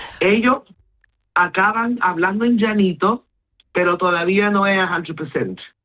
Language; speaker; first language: Spanish; non-native, local second language; Hindi